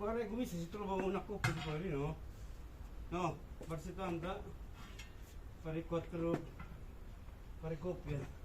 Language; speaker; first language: Italian; non-native, learner; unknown